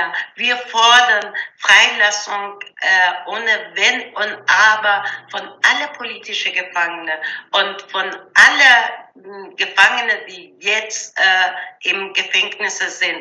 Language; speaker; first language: German; non-native, learner; Persian